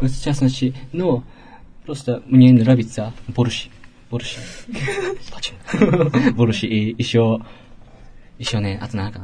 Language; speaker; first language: Russian; non-native, learner; Japanese